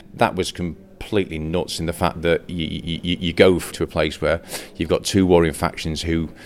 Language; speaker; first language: English; native; English